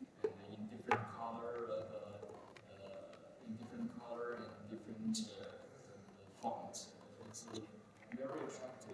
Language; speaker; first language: English; non-native, learner; Chinese